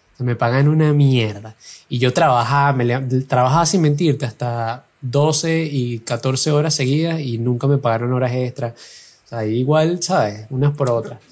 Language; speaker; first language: Spanish; native; Spanish